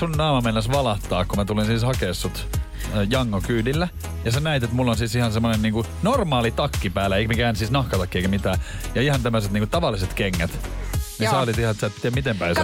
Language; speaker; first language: Finnish; native; Finnish